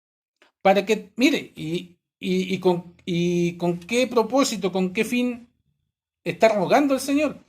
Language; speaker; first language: Spanish; native; Spanish